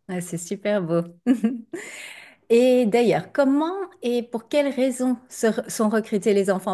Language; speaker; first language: French; native; French